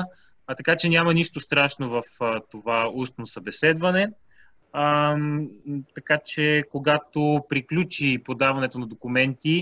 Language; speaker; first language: Bulgarian; native; Bulgarian